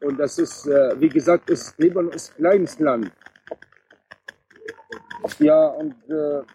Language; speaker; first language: German; non-native, learner; Arabic